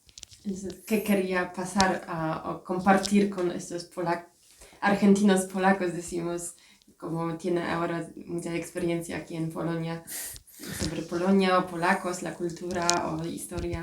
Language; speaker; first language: Spanish; non-native, fluent; Polish